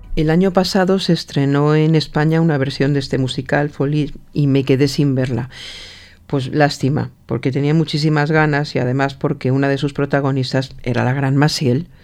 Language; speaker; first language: Spanish; native; Spanish